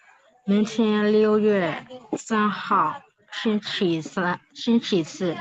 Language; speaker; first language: Chinese; non-native, learner; Burmese